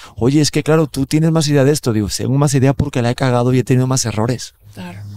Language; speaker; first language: Spanish; native; Spanish